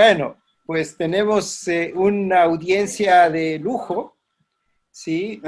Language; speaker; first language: Spanish; native; Spanish